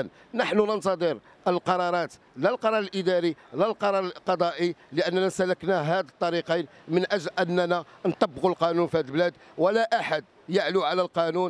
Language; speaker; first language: Arabic; native; Arabic